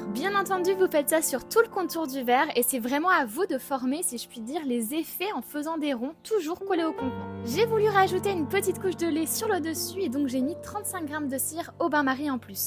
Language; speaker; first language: French; native; French